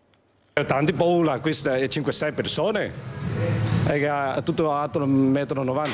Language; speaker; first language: Italian; non-native, learner; Chinese